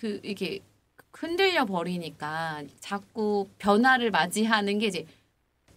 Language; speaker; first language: Korean; native; Korean